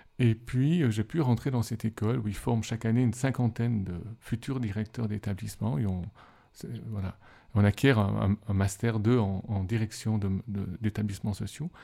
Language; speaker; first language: French; native; French